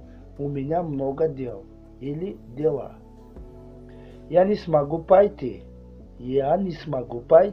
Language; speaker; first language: Russian; non-native, learner; Tajik